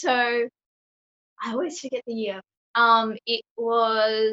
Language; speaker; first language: English; native; English